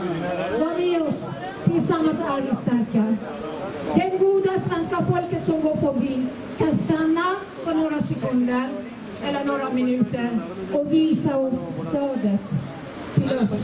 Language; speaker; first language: Swedish; non-native, fluent; Persian